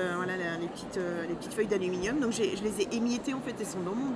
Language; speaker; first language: French; native; French